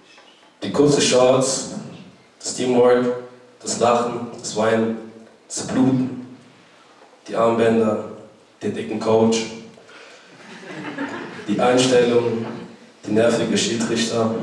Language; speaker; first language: German; early bilingual, other home language; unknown